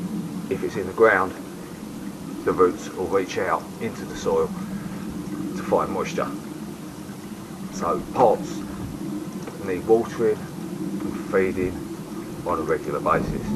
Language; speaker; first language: English; native; English